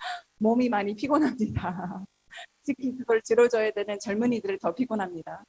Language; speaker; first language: Korean; early bilingual, heritage; Korean